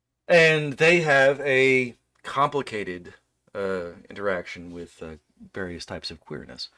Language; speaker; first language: English; native; English